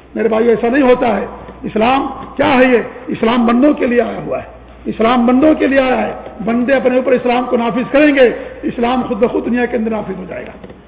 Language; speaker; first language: Urdu; native; Urdu